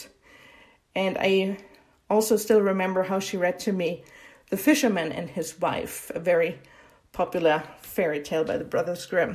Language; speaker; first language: English; non-native, fluent; German